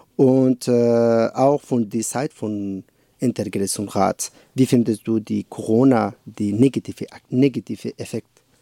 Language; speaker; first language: German; non-native, learner; Persian